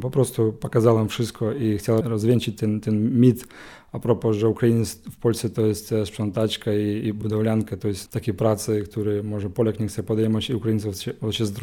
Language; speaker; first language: Polish; non-native, learner; Ukrainian